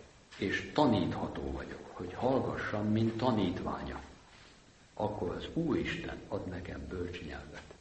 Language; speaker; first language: Hungarian; native; Hungarian